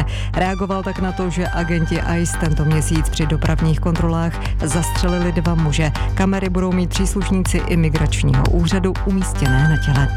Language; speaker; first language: Czech; native; Czech